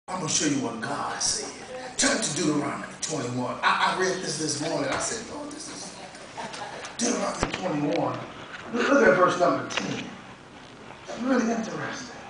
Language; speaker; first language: English; native; English